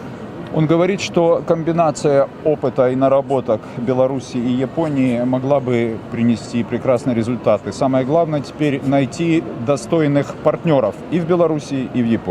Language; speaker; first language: Russian; native; Russian